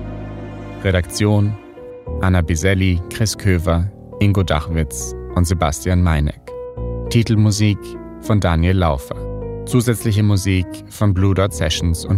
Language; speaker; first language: German; native; German